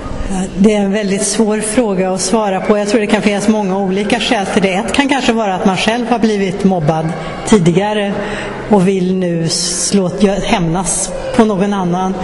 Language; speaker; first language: Swedish; native; Swedish